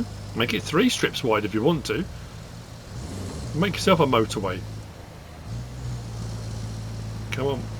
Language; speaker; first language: English; native; English